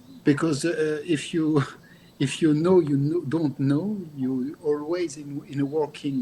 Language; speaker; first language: English; non-native, learner; French